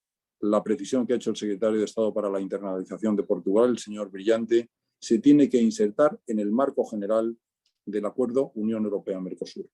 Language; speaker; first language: Spanish; native; Spanish